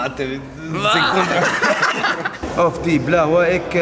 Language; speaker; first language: German; non-native, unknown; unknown